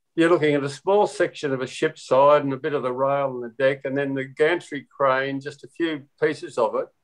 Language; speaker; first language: English; native; English